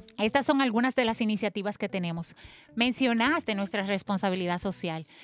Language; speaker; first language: Spanish; native; Spanish